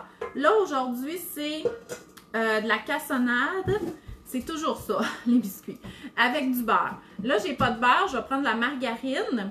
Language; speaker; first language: French; native; French